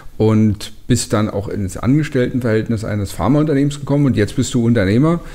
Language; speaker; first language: German; native; German